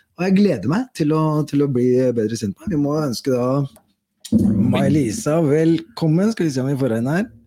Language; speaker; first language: Norwegian; native; Norwegian